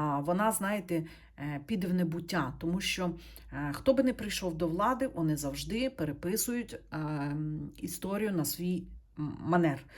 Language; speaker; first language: Ukrainian; non-native, local second language; Russian